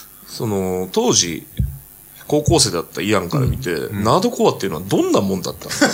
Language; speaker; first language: Japanese; native; Japanese